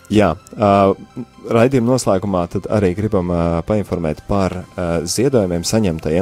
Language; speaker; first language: Latvian; native; Latvian